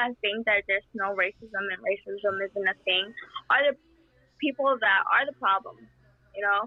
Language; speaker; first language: English; non-native, fluent; Spanish